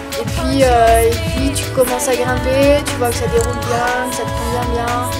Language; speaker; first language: French; native; French